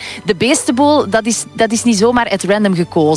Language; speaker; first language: Dutch; native; Dutch